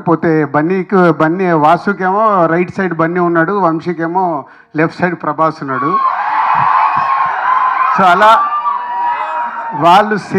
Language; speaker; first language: Telugu; native; Telugu